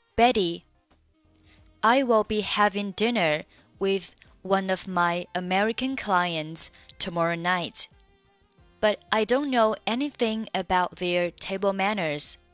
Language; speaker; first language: English; non-native, fluent; Chinese